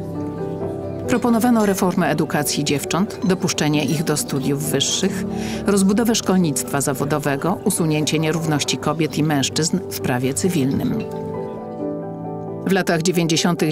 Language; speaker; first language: Polish; native; Polish